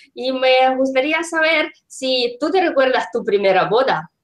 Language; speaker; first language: Spanish; non-native, fluent; Russian